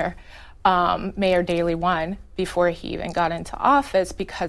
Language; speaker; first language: English; native; English